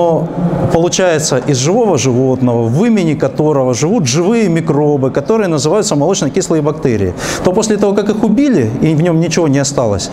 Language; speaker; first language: Russian; native; Russian